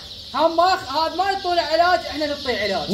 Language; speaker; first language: Arabic; native; Arabic